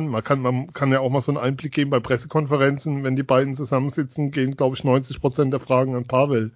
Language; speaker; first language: German; native; German